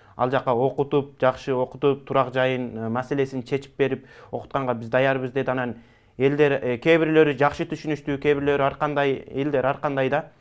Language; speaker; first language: Kyrgyz; early bilingual, heritage; Kyrgyz